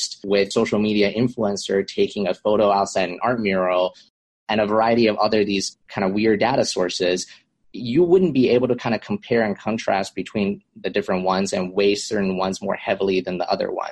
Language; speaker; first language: English; native; English